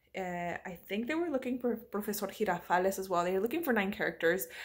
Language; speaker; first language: English; early bilingual, other home language; Spanish